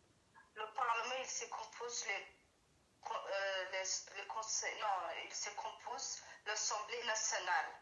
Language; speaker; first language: French; non-native, learner; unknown